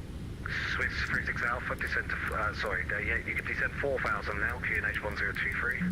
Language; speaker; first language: English; native; English